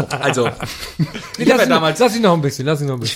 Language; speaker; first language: German; native; German